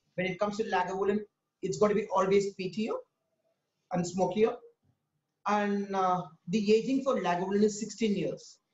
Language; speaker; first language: English; non-native, local second language; Tamil